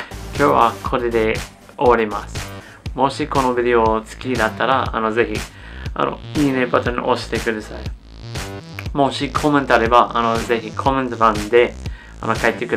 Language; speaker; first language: Japanese; non-native, learner; English